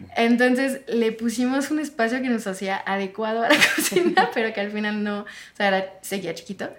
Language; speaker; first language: Spanish; non-native, fluent; French